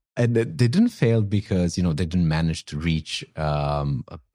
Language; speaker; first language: English; non-native, fluent; Romanian